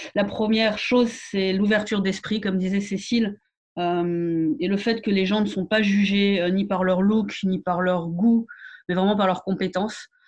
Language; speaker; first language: French; native; French